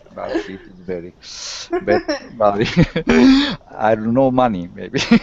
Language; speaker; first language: English; non-native, learner; Japanese